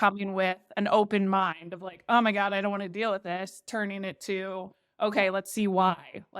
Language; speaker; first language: English; native; English